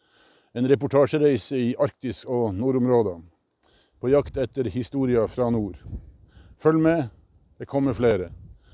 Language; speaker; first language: Norwegian; native; Norwegian